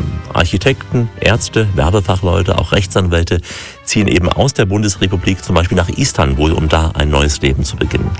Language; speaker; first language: German; native; German